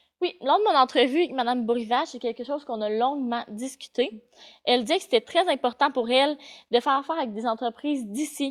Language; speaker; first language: French; native; French